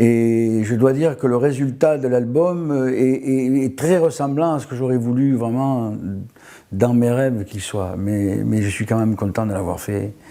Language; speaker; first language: French; native; French